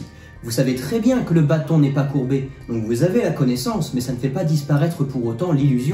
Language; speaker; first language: French; native; French